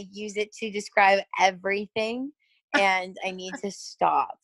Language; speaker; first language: English; native; English